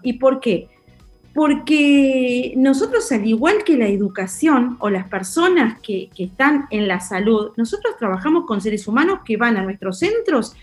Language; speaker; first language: Spanish; native; Spanish